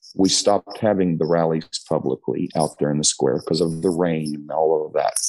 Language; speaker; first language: English; native; English